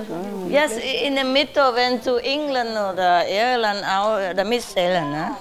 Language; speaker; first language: German; non-native, learner; Vietnamese